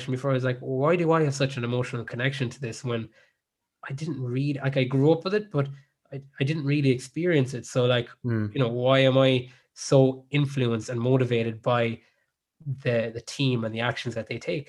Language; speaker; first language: English; native; English